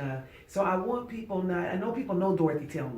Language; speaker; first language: English; native; English